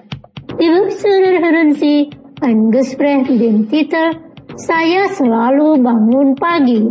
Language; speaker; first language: German; non-native, learner; Indonesian